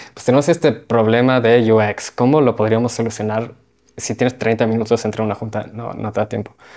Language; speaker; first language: Spanish; early bilingual, heritage; Spanish